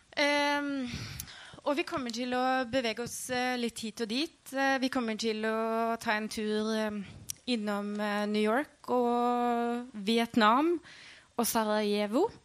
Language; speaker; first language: Norwegian; native; Norwegian